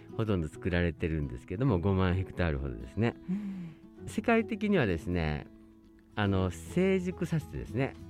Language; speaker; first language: Japanese; native; Japanese